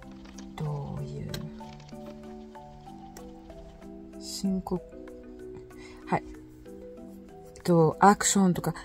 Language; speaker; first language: Japanese; non-native, learner; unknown